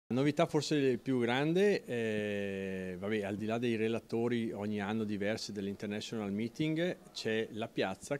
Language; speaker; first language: Italian; native; Italian